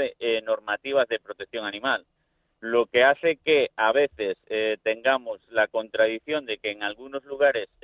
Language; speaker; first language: Spanish; native; Spanish